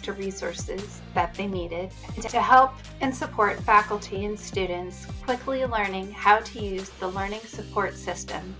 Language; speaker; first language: English; native; English